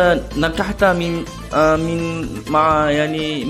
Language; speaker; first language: Arabic; non-native, learner; Malay